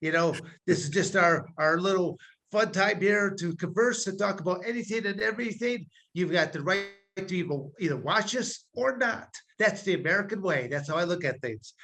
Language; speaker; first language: English; native; English